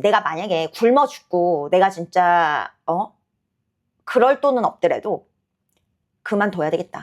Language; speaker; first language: Korean; native; Korean